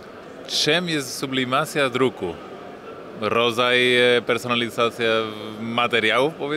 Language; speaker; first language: Polish; non-native, learner; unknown